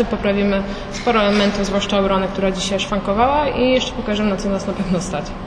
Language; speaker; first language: Polish; native; Polish